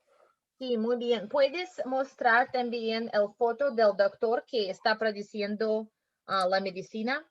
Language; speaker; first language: Spanish; non-native, learner; English